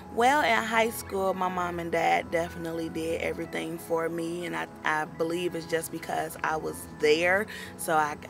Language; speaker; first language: English; native; English